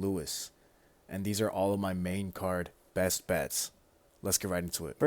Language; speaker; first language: English; native; English